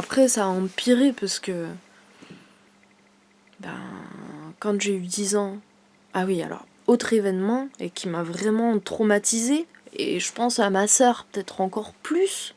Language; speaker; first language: French; native; French